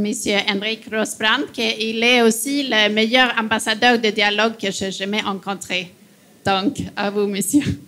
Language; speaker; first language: French; non-native, fluent; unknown